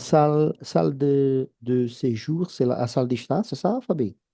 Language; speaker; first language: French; non-native, fluent; Portuguese